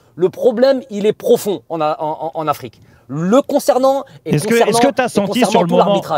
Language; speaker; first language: French; native; French